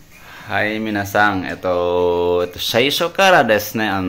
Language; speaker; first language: Japanese; non-native, learner; Indonesian